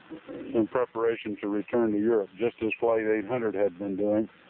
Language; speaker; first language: English; native; English